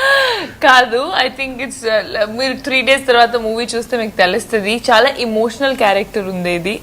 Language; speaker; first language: Telugu; non-native, fluent; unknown